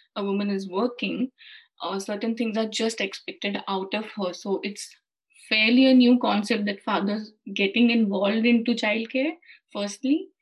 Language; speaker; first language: English; non-native, local second language; Hindi